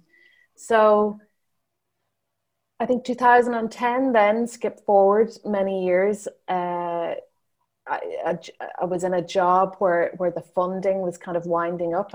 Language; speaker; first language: English; native; English